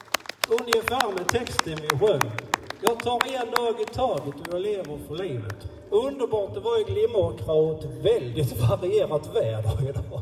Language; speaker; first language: Swedish; native; Swedish